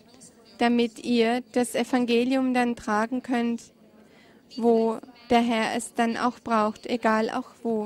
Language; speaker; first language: German; non-native, fluent; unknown